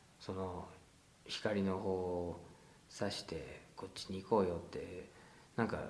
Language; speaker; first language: Japanese; non-native, fluent; English